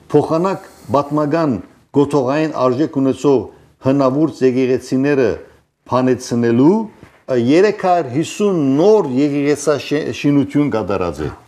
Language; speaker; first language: Armenian; early bilingual, heritage; Armenian